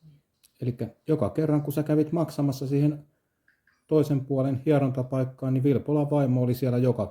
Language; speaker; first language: Finnish; native; Finnish